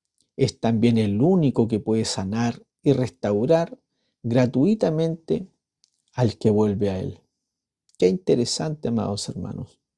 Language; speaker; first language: Spanish; native; Spanish